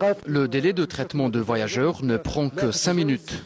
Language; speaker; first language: French; non-native, local second language; Arabic